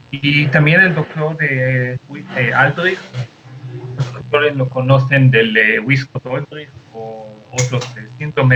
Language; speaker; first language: Spanish; non-native, fluent; Hebrew